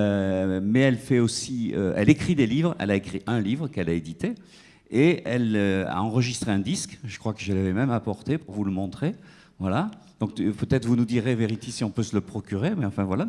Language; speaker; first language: French; native; French